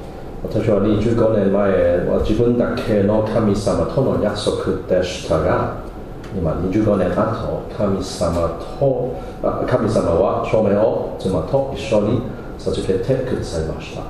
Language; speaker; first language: Japanese; non-native, fluent; English